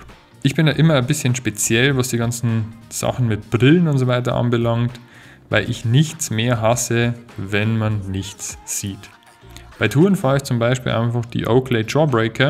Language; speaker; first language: German; native; German